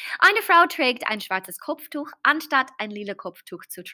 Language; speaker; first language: German; non-native, fluent; English